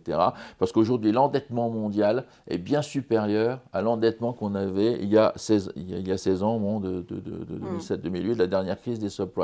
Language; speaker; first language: French; native; French